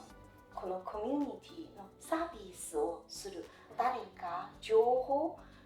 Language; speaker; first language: Japanese; non-native, fluent; Chinese